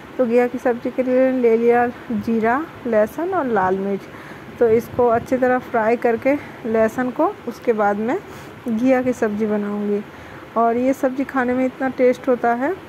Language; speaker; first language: Hindi; non-native, local second language; Bangla